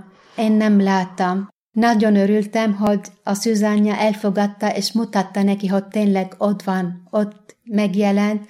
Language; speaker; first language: Hungarian; non-native, fluent; Arabic